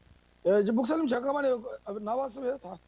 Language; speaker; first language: Korean; non-native, learner; Urdu